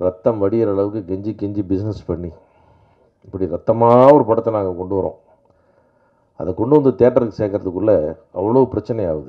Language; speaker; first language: Tamil; native; Tamil